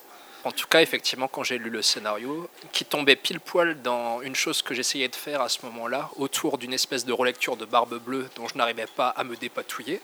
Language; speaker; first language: French; native; French